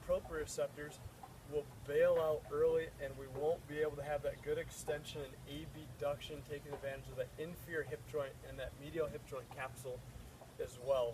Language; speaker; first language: English; native; English